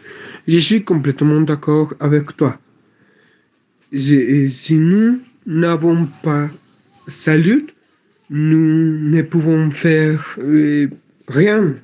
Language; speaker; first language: French; non-native, learner; Spanish